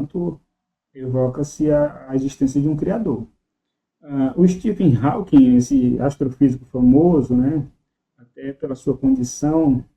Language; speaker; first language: Portuguese; native; Portuguese